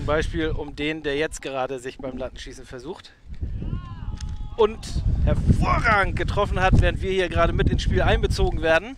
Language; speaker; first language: German; native; German